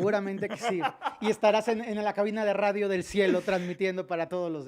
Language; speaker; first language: Spanish; native; Spanish